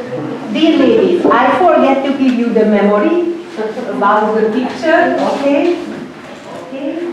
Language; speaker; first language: English; non-native, fluent; Hungarian